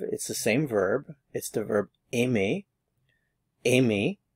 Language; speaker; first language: English; native; English